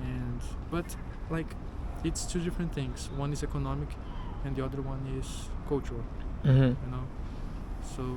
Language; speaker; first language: English; non-native, fluent; Portuguese